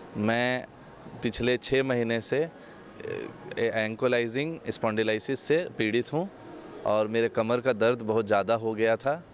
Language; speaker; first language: Hindi; native; Hindi